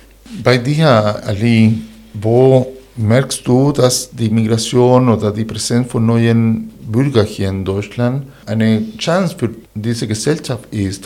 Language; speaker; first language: German; non-native, fluent; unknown